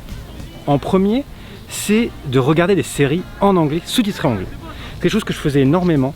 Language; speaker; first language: French; native; French